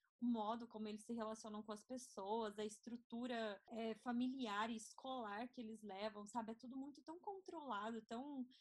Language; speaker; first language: Portuguese; native; Portuguese